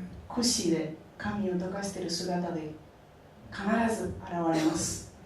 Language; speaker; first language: Japanese; non-native, fluent; Spanish